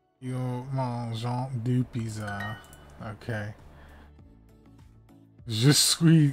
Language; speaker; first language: French; non-native, learner; English